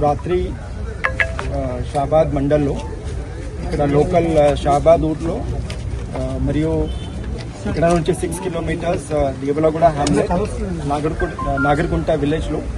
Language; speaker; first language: Telugu; non-native, local second language; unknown